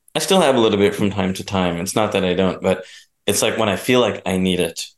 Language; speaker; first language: English; native; English